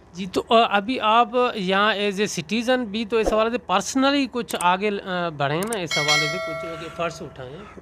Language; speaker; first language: Urdu; non-native, local second language; Sindhi